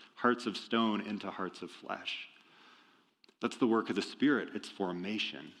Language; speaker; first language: English; native; English